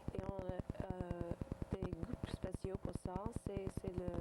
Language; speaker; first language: French; non-native, learner; English